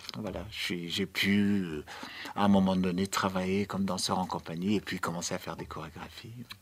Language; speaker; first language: French; non-native, fluent; English